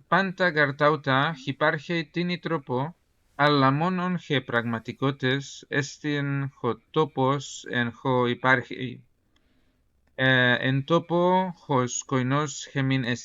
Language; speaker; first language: Greek; non-native, fluent; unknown